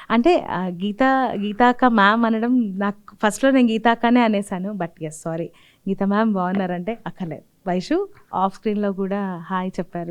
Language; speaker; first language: Telugu; native; Telugu